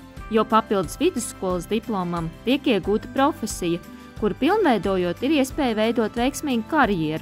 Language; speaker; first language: Latvian; native; Latvian